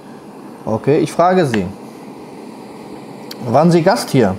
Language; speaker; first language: German; native; German